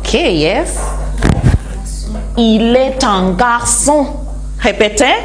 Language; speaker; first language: French; non-native, fluent; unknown